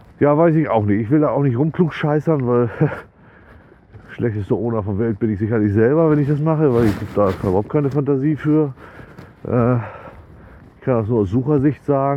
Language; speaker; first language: German; native; German